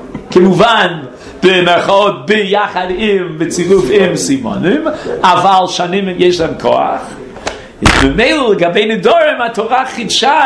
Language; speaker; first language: Hebrew; non-native, fluent; English